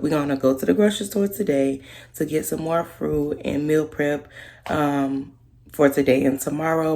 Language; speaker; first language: English; native; English